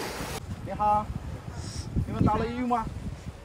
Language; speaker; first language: Chinese; non-native, learner; Bangla